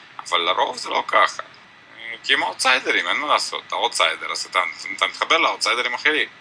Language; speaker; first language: Hebrew; early bilingual, other home language; Russian